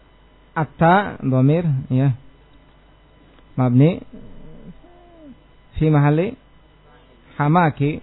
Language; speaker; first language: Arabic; non-native, fluent; Indonesian